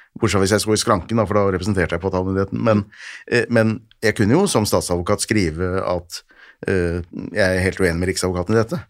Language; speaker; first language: Norwegian; native; Norwegian